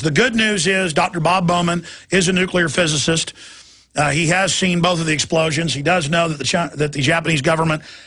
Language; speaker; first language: English; native; English